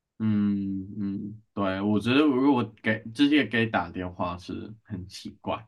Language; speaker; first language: Chinese; non-native, learner; English